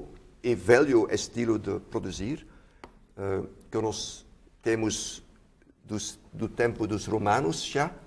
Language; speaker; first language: Portuguese; non-native, fluent; Dutch